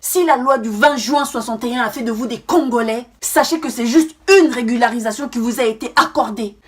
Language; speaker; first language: French; non-native, local second language; Kongo